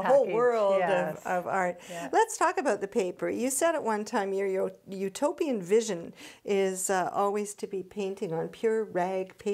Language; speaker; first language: English; native; English